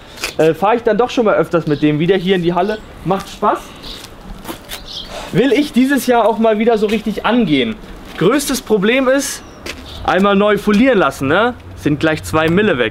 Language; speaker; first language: German; native; German